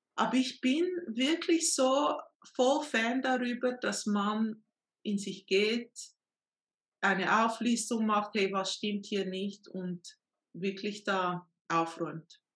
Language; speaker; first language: German; non-native, fluent; Portuguese